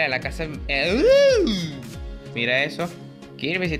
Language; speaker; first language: Spanish; native; Spanish